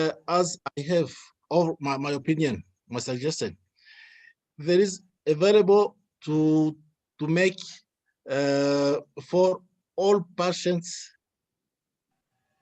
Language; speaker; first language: English; non-native, learner; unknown